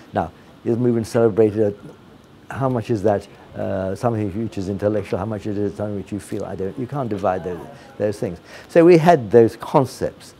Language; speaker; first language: English; non-native, fluent; Italian